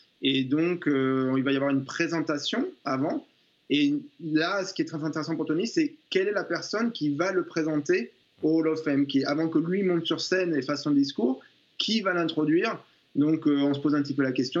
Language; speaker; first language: French; native; French